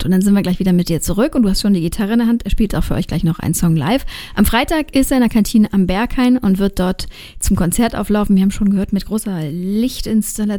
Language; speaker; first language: German; native; German